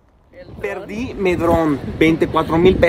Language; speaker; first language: Spanish; non-native, fluent; Arabic